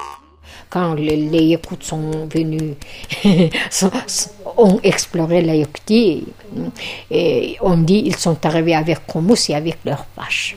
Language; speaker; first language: French; non-native, fluent; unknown